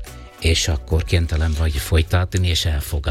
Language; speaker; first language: Hungarian; non-native, fluent; Italian